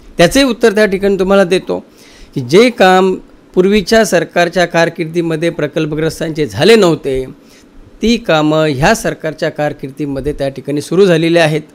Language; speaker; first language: Marathi; native; Marathi